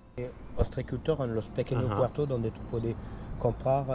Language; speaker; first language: Spanish; non-native, learner; French